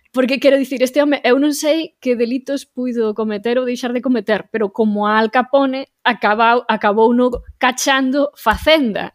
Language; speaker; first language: Galician; native; Galician